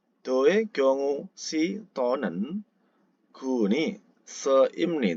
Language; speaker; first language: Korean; non-native, fluent; Indonesian